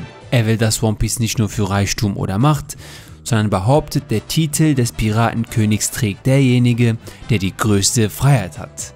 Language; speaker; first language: German; native; German